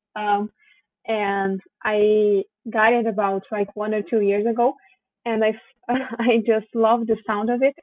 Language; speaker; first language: English; non-native, fluent; Portuguese